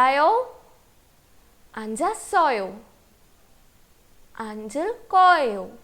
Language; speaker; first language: Korean; non-native, fluent; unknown